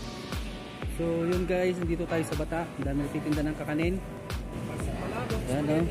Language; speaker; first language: Filipino; non-native, local second language; Iloko